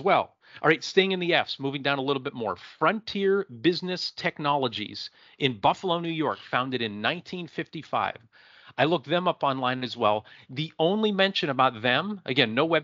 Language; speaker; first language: English; native; English